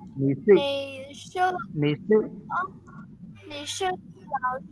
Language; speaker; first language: Chinese; non-native, learner; Khmer